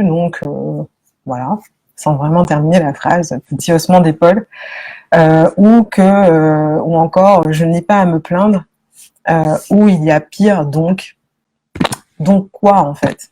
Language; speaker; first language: French; native; French